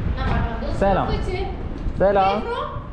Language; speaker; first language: Turkish; native; Turkish